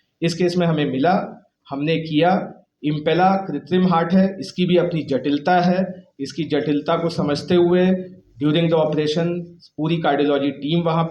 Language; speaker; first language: Hindi; native; Hindi